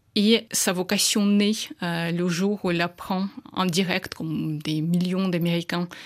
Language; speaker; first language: French; non-native, fluent; Russian